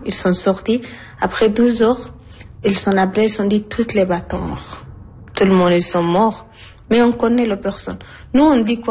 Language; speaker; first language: French; non-native, learner; Arabic